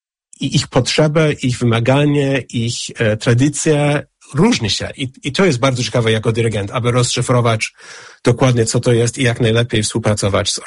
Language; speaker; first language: Polish; non-native, fluent; English